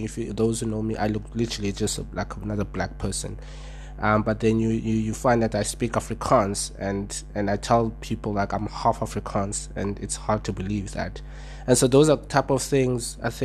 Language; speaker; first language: English; non-native, local second language; Xhosa